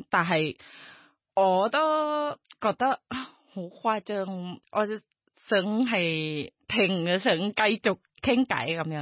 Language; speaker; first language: Cantonese; non-native, fluent; Thai